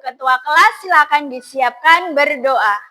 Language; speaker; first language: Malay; non-native, local second language; Javanese